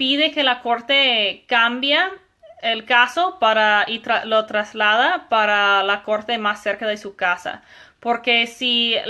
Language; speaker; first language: Spanish; non-native, fluent; English